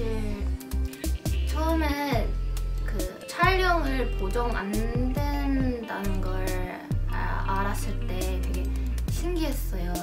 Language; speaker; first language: Korean; non-native, fluent; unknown